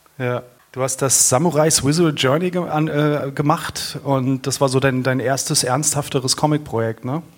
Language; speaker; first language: German; native; German